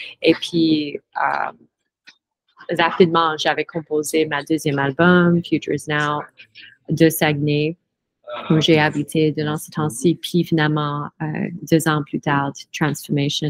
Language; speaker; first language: French; non-native, fluent; English